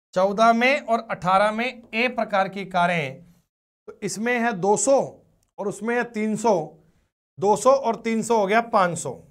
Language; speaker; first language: Hindi; native; Hindi